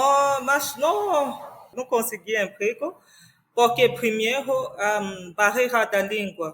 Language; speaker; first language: Portuguese; non-native, fluent; French